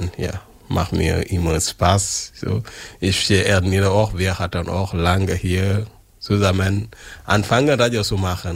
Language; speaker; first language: German; non-native, learner; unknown